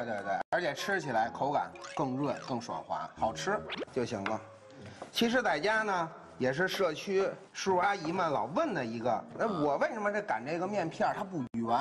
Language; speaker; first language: Chinese; native; Chinese